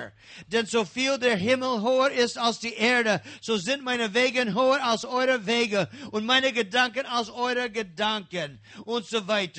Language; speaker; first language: German; non-native, learner; English